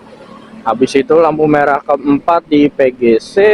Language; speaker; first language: Indonesian; native; Indonesian